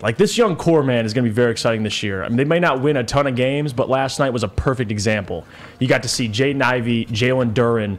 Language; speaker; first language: English; native; English